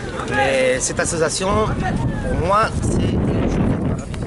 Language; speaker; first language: French; non-native, learner; Spanish